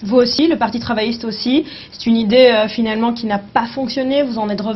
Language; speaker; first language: French; native; French